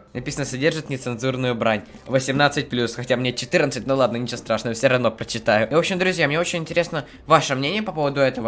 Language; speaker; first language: Russian; native; Russian